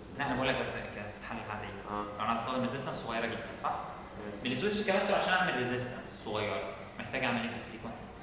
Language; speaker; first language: Arabic; native; Arabic